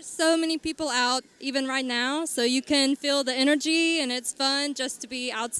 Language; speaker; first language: English; non-native, fluent; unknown